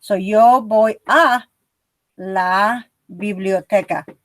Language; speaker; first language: Spanish; non-native, fluent; English